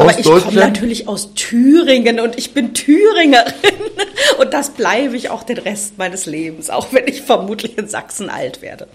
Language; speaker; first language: German; native; German